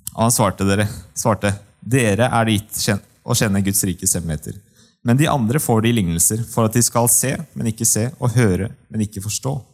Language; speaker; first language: Norwegian; native; Norwegian